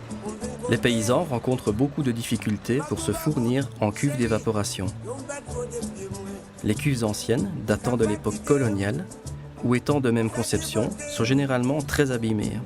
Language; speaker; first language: French; native; French